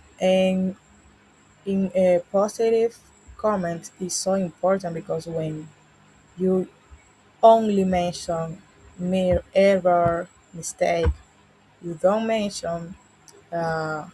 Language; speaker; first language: English; non-native, learner; Spanish